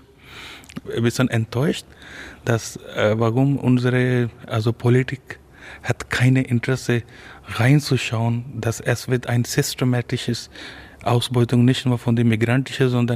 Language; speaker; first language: German; non-native, learner; Urdu